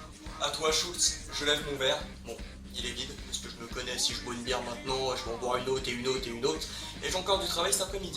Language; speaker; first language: French; native; French